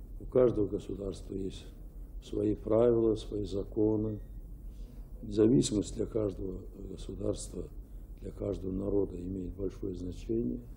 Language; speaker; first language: Russian; non-native, local second language; Azerbaijani